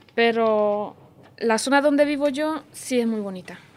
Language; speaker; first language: Spanish; non-native, fluent; Romanian